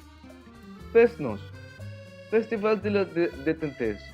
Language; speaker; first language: French; non-native, learner; Spanish